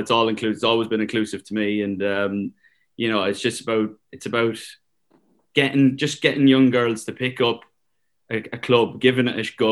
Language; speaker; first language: English; native; English